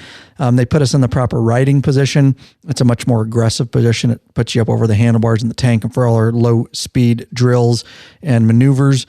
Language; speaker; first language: English; native; English